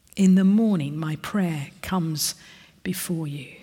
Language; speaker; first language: English; native; English